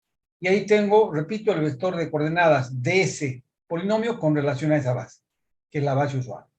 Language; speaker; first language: Spanish; native; Spanish